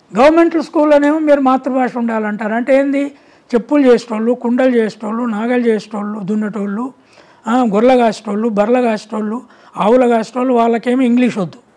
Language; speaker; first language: Telugu; native; Telugu